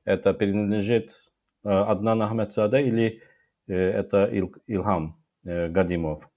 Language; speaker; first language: Russian; non-native, local second language; Azerbaijani